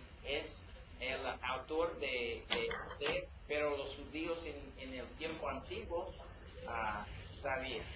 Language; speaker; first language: Spanish; non-native, learner; English